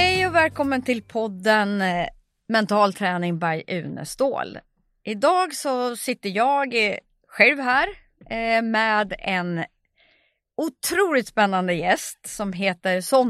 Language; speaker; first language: Swedish; native; Swedish